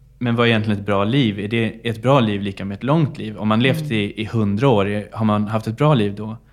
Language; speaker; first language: Swedish; native; Swedish